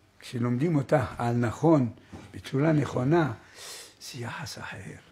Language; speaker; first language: Hebrew; native; Hebrew